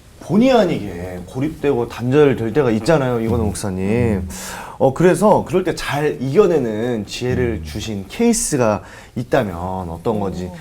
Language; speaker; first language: Korean; native; Korean